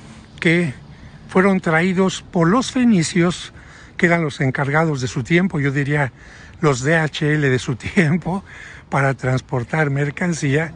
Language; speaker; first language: Spanish; native; Spanish